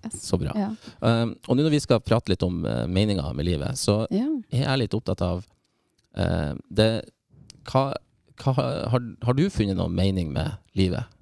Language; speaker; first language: Norwegian; native; Norwegian